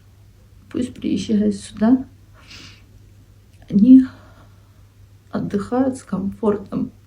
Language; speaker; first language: Russian; non-native, local second language; Kyrgyz